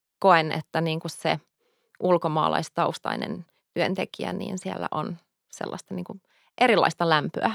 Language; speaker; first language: Finnish; early bilingual, heritage; Finnish